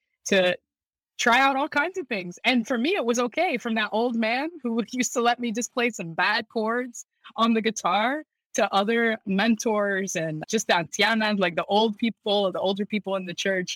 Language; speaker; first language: English; native; English